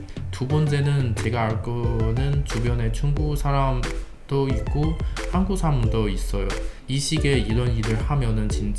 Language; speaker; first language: Korean; non-native, learner; Chinese